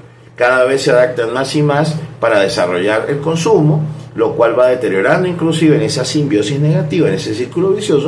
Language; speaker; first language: Spanish; native; Spanish